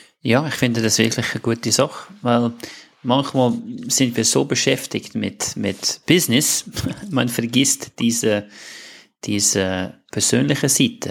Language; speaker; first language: German; non-native, fluent; English